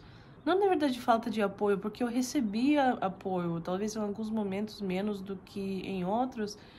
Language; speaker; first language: Portuguese; non-native, fluent; Russian